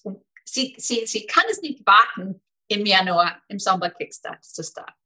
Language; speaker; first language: German; non-native, fluent; Icelandic